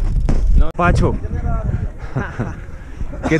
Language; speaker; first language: Spanish; native; Spanish